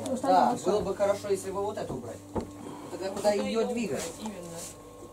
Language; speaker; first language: Russian; native; Russian